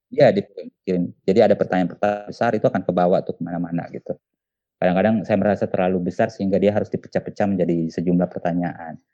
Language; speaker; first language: Indonesian; non-native, local second language; Buginese